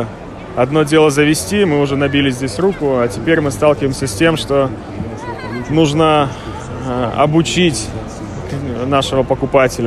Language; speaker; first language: Russian; native; Russian